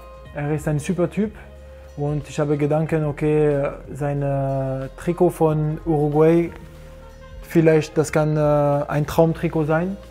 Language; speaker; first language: German; non-native, learner; French